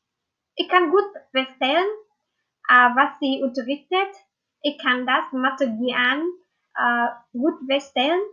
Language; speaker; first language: German; non-native, learner; Vietnamese